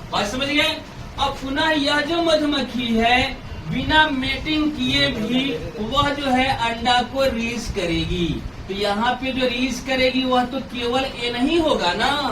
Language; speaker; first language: Hindi; native; Hindi